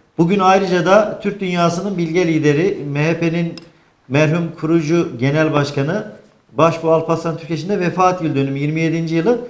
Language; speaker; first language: Turkish; native; Turkish